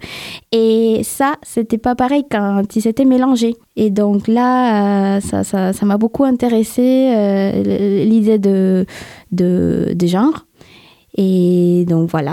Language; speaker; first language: French; non-native, fluent; Spanish